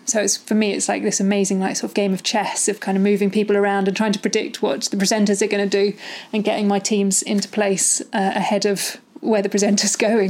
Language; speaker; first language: English; native; English